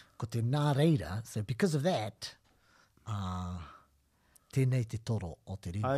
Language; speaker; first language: Māori; non-native, local second language; English